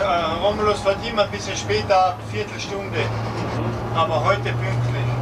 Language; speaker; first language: German; native; German